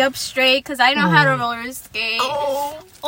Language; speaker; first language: English; native; English